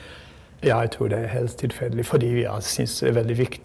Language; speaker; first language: Norwegian; non-native, fluent; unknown